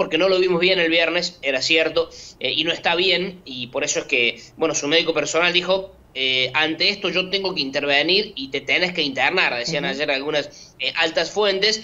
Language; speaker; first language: Spanish; native; Spanish